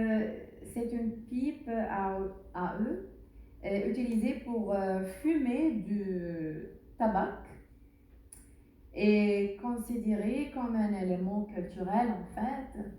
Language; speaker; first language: French; non-native, learner; Arabic